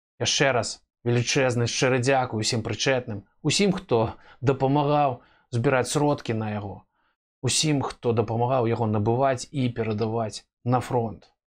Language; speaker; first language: Belarusian; native; Belarusian